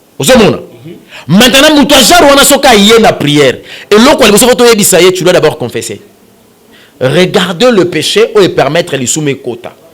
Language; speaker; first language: Lingala; native; Lingala